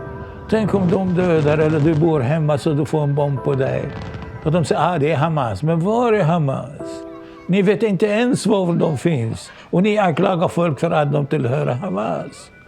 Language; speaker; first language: Swedish; non-native, local second language; Arabic